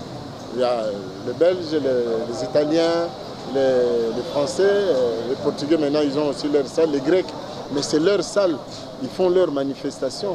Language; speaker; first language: French; non-native, local second language; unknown